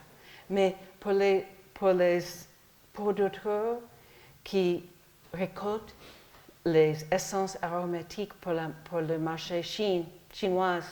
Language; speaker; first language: French; non-native, fluent; English